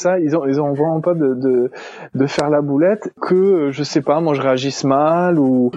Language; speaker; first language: French; native; French